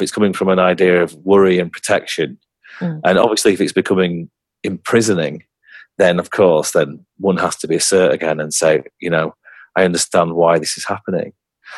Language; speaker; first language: English; native; English